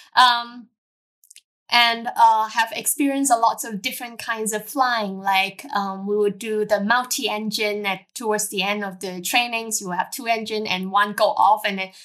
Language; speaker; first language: English; non-native, local second language; Cantonese